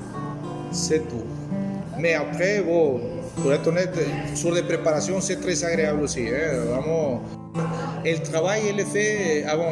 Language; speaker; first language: French; non-native, fluent; Spanish